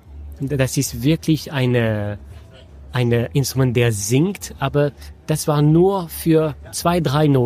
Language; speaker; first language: German; non-native, fluent; French